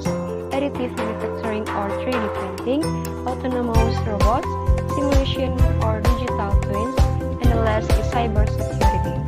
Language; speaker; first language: English; non-native, learner; Indonesian